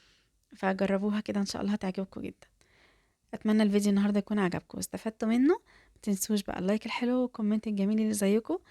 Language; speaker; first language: Arabic; native; Arabic